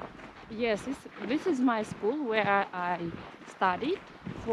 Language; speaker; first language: English; non-native, learner; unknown